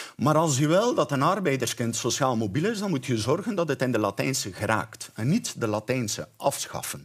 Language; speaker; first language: Dutch; native; Dutch